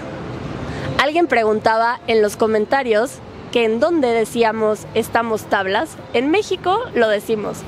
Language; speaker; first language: Spanish; native; Spanish